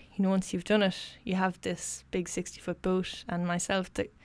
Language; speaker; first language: English; native; English